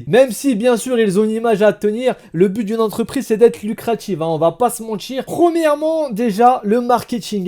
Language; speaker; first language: French; native; French